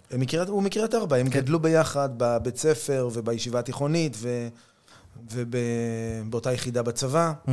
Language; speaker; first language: Hebrew; native; Hebrew